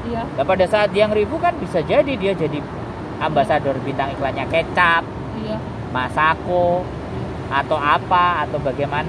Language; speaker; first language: Indonesian; non-native, local second language; Javanese